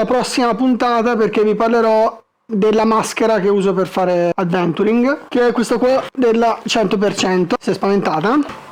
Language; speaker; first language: Italian; native; Italian